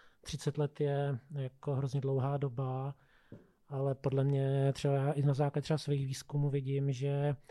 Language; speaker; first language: Czech; native; Czech